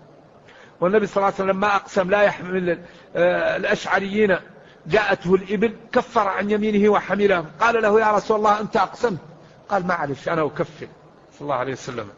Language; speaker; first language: Arabic; native; Arabic